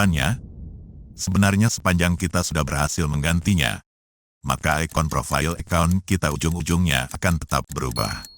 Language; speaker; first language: Indonesian; native; Indonesian